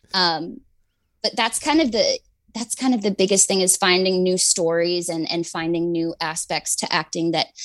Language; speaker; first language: English; native; English